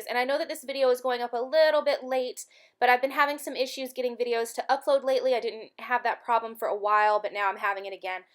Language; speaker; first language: English; native; English